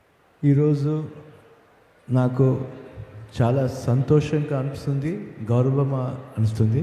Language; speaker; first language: Telugu; non-native, learner; Kannada